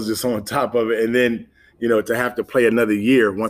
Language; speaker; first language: English; native; English